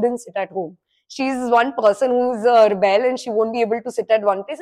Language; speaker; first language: English; non-native, local second language; Hindi